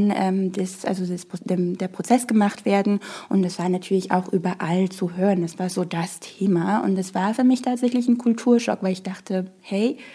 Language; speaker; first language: German; non-native, fluent; Arabic